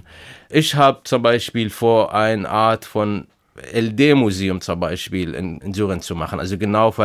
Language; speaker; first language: German; non-native, fluent; Arabic